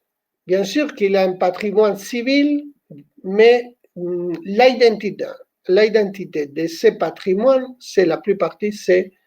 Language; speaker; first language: French; non-native, fluent; Spanish